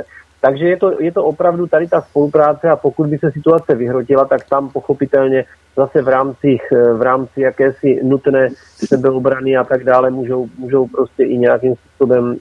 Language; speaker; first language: Czech; native; Czech